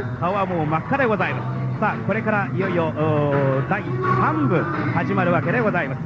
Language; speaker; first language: Japanese; native; Japanese